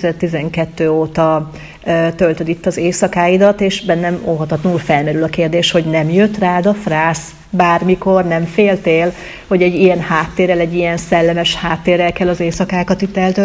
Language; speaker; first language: Hungarian; native; Hungarian